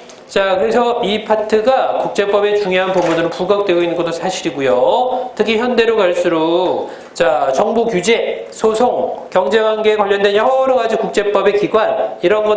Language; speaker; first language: Korean; native; Korean